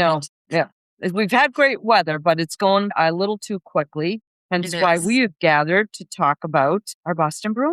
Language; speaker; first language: English; native; English